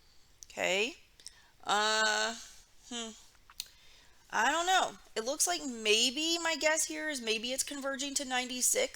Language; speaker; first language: English; native; English